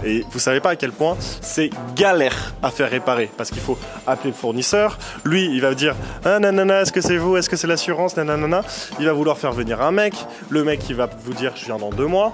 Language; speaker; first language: French; native; French